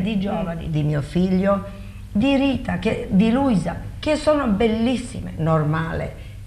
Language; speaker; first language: Italian; non-native, fluent; Serbian